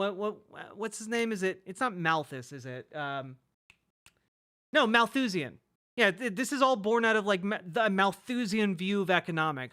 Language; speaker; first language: English; native; English